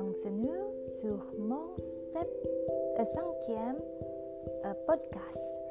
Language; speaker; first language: French; non-native, learner; Indonesian